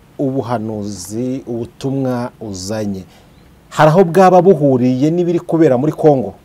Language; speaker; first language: Kinyarwanda; native; Kinyarwanda